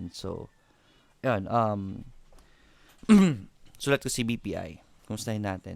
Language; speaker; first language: Filipino; native; Filipino